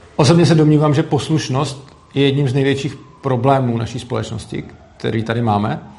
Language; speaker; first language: Czech; native; Czech